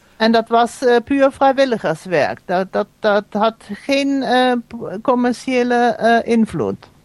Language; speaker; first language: Dutch; non-native, fluent; German